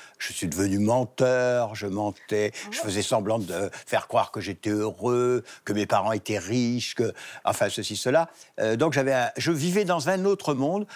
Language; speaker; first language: French; native; French